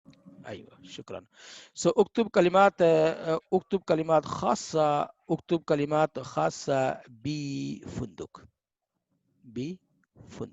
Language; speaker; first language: Arabic; non-native, fluent; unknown